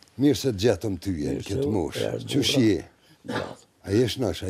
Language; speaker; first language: Albanian; native; Albanian